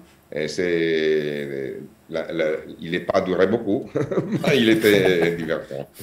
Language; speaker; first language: French; non-native, learner; Italian